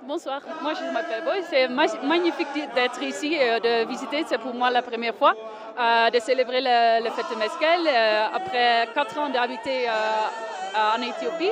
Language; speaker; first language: French; non-native, learner; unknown